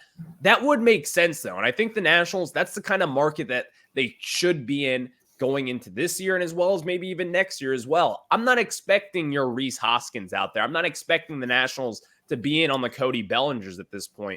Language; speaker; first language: English; native; English